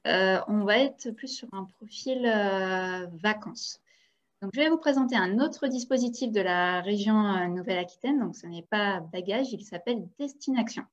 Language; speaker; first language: French; native; French